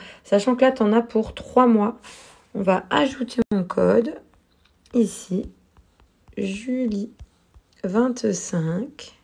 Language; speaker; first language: French; native; French